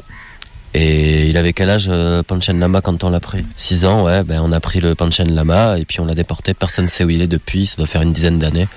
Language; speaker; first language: French; native; French